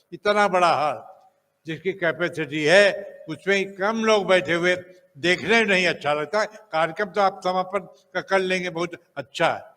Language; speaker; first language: Hindi; native; Hindi